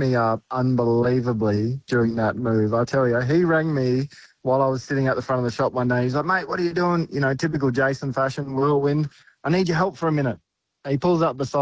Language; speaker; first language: English; native; English